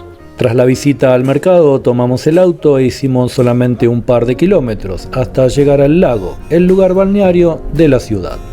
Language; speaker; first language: Spanish; native; Spanish